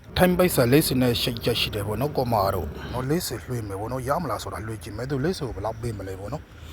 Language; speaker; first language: Burmese; native; Burmese